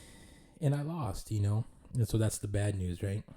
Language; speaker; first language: English; native; English